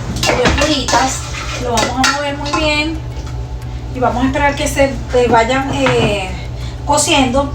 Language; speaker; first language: Spanish; native; Spanish